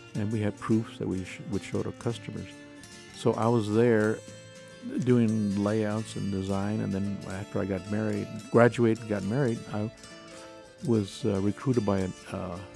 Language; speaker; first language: English; native; English